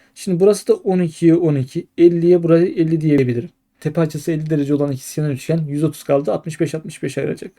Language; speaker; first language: Turkish; native; Turkish